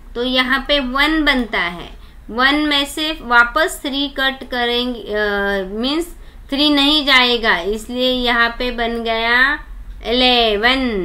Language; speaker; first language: Hindi; non-native, local second language; Marathi